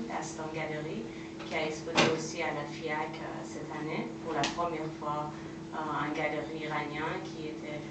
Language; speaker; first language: French; non-native, fluent; Persian